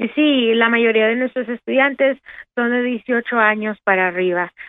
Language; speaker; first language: Spanish; early bilingual, heritage; Spanish